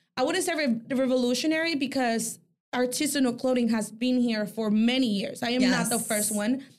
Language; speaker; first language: English; early bilingual, other home language; Spanish